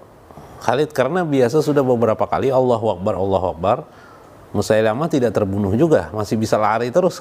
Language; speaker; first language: Indonesian; native; Indonesian